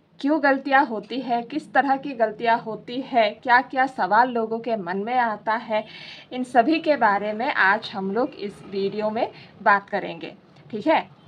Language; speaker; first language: Hindi; non-native, local second language; Assamese